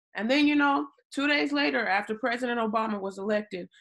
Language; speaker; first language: English; native; English